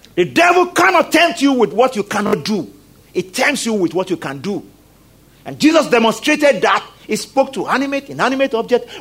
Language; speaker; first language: English; non-native, local second language; Yoruba